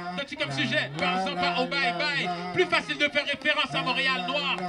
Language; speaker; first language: French; native; French